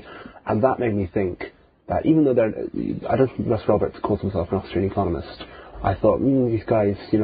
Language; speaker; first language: English; native; English